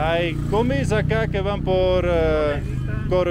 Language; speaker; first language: Spanish; non-native, learner; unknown